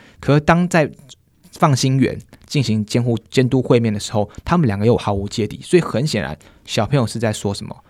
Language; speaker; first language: Chinese; native; Chinese